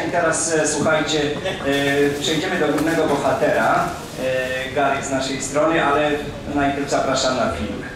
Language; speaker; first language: Polish; native; Polish